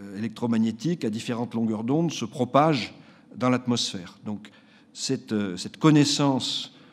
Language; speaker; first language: French; native; French